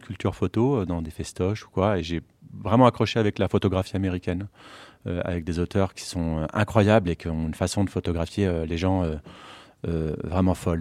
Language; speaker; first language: French; native; French